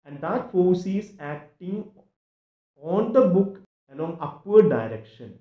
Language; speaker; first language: English; non-native, local second language; Malayalam